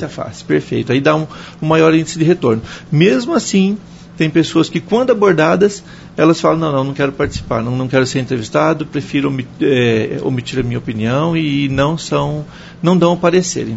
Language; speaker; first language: Portuguese; native; Portuguese